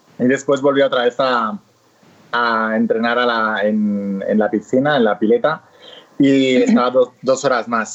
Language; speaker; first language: Spanish; native; Spanish